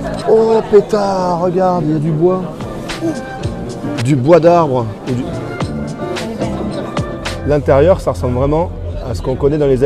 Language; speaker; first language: French; native; French